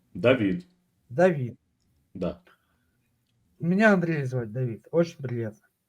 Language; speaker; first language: Russian; native; Russian